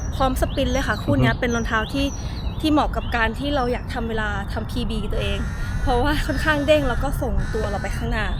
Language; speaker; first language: Thai; early bilingual, other home language; Italian